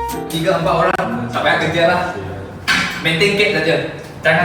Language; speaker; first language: Indonesian; non-native, local second language; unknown